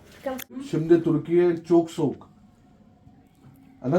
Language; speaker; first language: Turkish; non-native, learner; Urdu